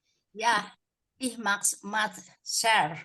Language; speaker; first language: German; non-native, learner; Indonesian